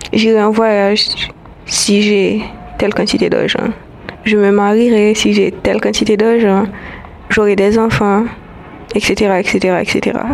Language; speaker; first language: French; non-native, local second language; Haitian Creole